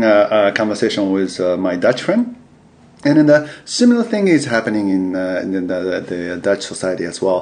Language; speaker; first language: English; non-native, fluent; Japanese